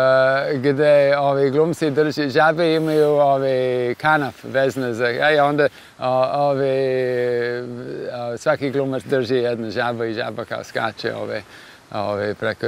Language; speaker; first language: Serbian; non-native, fluent; English